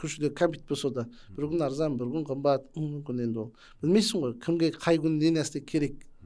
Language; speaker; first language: Kazakh; native; Kazakh